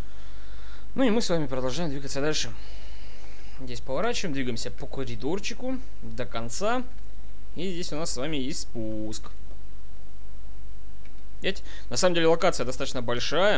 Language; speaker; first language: Russian; native; Russian